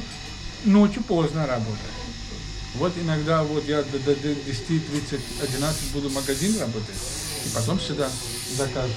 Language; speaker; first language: Russian; non-native, learner; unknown